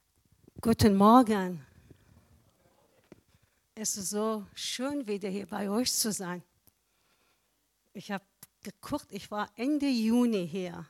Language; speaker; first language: German; non-native, fluent; Persian